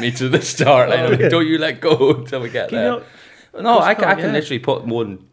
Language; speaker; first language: English; native; English